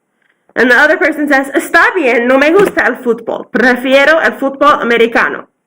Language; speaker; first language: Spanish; non-native, fluent; English